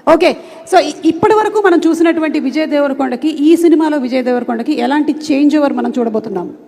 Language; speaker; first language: Telugu; native; Telugu